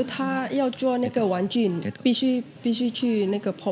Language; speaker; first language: Chinese; non-native, fluent; Indonesian